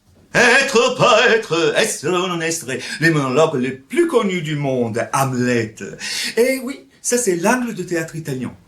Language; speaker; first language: French; non-native, fluent; Italian